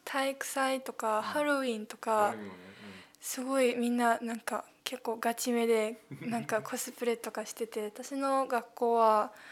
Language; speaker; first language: Japanese; early bilingual, heritage; Cantonese